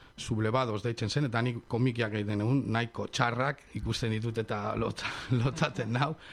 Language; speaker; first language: Basque; non-native, local second language; Spanish